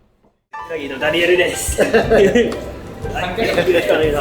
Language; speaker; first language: Japanese; non-native, learner; English